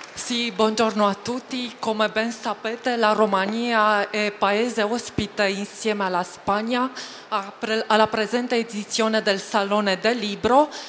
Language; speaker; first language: Italian; non-native, fluent; Romanian